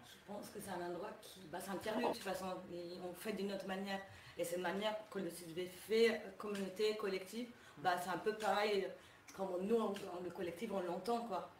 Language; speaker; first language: French; non-native, fluent; Spanish